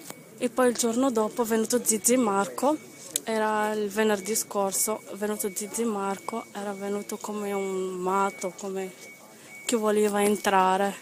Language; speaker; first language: Italian; non-native, fluent; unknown